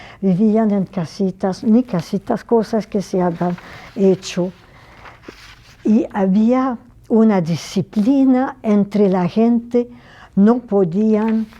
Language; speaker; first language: Spanish; non-native, fluent; French